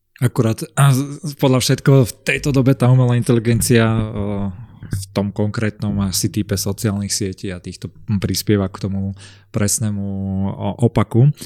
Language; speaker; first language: Slovak; native; Slovak